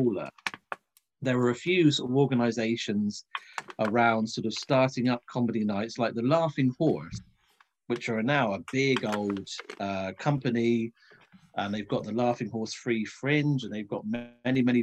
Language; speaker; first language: English; native; English